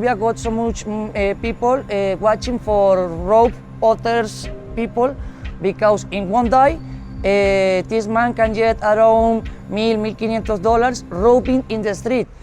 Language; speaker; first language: English; non-native, learner; Spanish